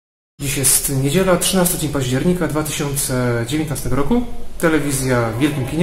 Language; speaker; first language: Polish; native; Polish